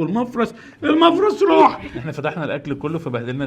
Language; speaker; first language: Arabic; native; Arabic